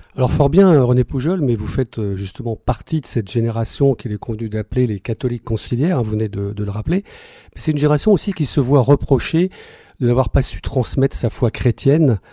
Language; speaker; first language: French; native; French